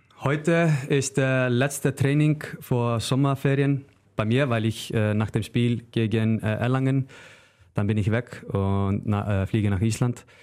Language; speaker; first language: German; non-native, learner; Icelandic